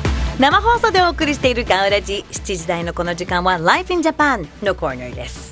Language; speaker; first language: Japanese; native; Japanese